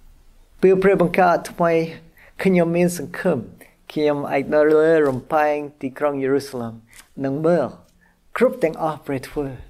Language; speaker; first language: Khmer; non-native, fluent; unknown